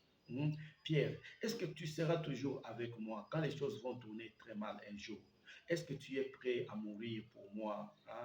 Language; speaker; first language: French; non-native, local second language; Lingala